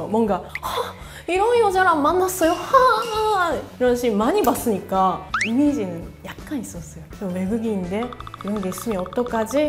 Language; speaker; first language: Korean; non-native, learner; Japanese